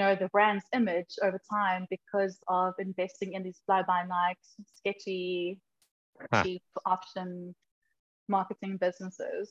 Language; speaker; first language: English; native; English